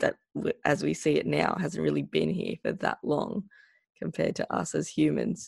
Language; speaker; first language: English; non-native, local second language; Filipino